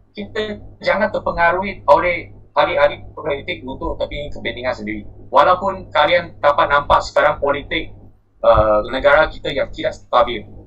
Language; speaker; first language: Malay; non-native, local second language; Chinese